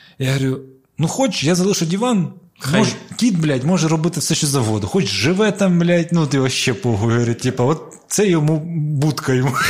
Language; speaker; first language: Ukrainian; non-native, local second language; Russian